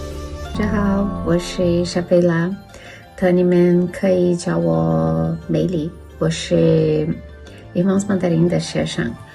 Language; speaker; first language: Chinese; non-native, learner; Portuguese